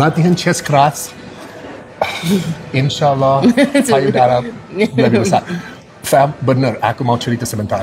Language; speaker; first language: Indonesian; non-native, fluent; English